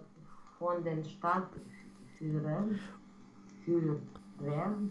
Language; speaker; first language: German; non-native, learner; Romanian